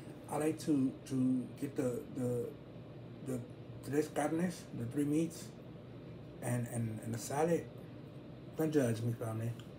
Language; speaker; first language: English; early bilingual, other home language; Spanish